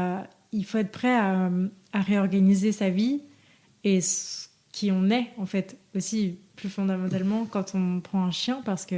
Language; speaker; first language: French; native; French